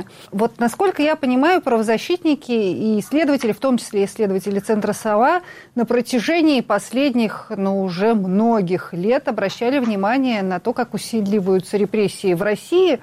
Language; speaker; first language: Russian; native; Russian